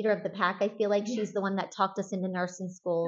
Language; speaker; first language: English; native; English